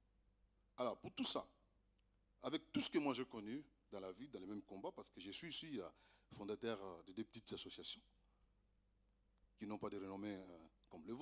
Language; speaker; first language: French; native; French